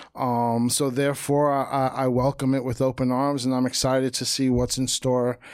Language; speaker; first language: English; native; English